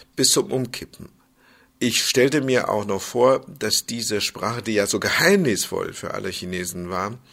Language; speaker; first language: German; non-native, fluent; Chinese